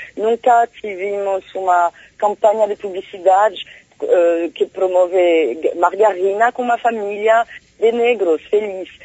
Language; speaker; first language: Portuguese; non-native, fluent; French